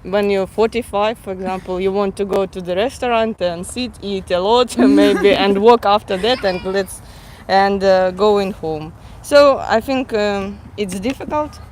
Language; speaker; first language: English; non-native, fluent; Russian